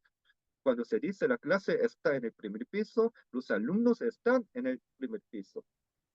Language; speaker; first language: Spanish; non-native, fluent; Korean